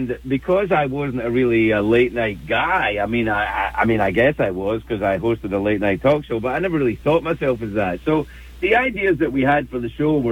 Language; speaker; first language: English; native; English